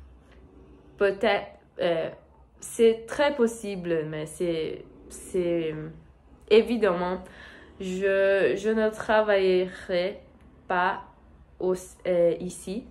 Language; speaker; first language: French; non-native, learner; Portuguese